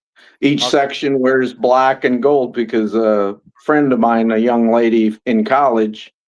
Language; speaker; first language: English; native; English